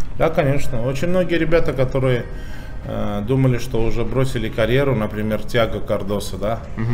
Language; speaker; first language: Russian; native; Russian